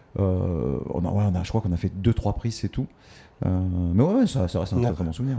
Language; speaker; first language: French; native; French